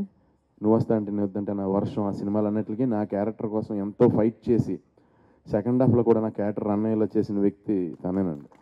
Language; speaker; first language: Telugu; native; Telugu